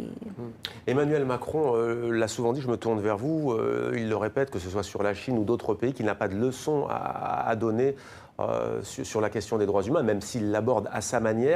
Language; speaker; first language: French; native; French